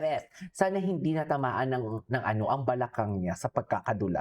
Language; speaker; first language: Filipino; native; Filipino